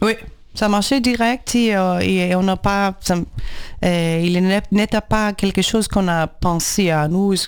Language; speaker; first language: French; non-native, learner; Portuguese